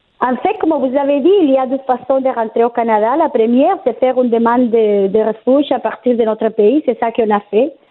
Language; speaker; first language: French; non-native, fluent; Spanish